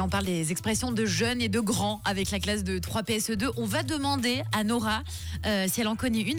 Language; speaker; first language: French; native; French